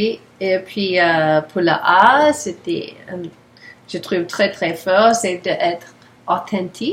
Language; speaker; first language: French; non-native, learner; English